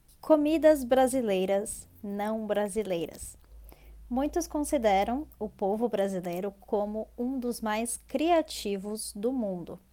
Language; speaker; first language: Portuguese; native; Portuguese